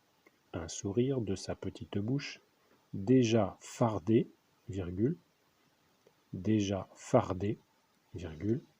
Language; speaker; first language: French; native; French